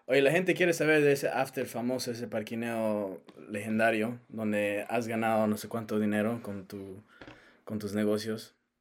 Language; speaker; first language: Spanish; non-native, fluent; English